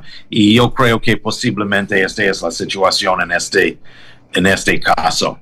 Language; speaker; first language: Spanish; non-native, learner; English